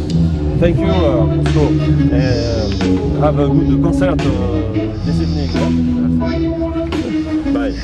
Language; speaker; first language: English; non-native, learner; French